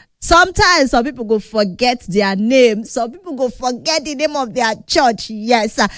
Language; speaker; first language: Nigerian Pidgin; native; Nigerian Pidgin